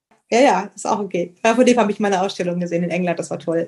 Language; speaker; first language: German; native; German